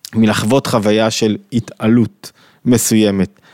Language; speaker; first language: Hebrew; native; Hebrew